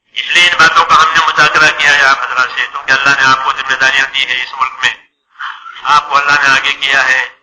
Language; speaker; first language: Urdu; non-native, local second language; Gujarati